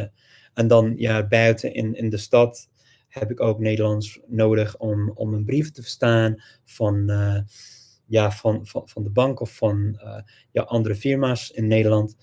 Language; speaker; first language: Dutch; non-native, fluent; English